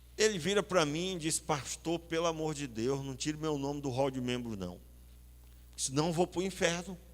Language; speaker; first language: Portuguese; native; Portuguese